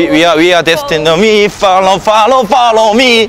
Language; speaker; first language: English; non-native, learner; Korean